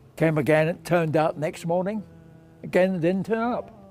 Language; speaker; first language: English; native; English